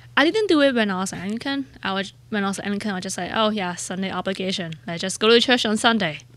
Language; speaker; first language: English; non-native, local second language; Cantonese